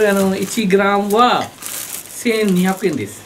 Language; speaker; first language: Japanese; non-native, learner; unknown